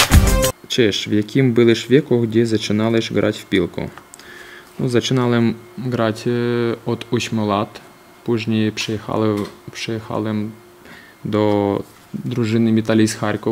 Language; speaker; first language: Polish; non-native, fluent; Ukrainian